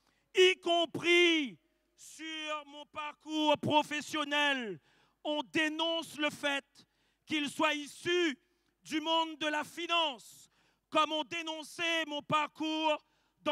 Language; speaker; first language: French; native; French